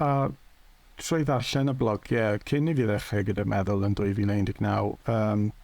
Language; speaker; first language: Welsh; native; Welsh